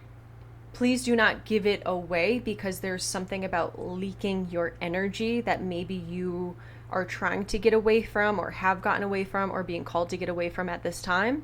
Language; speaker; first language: English; native; English